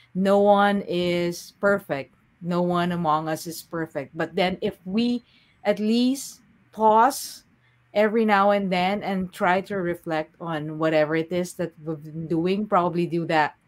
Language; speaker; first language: English; non-native, local second language; Filipino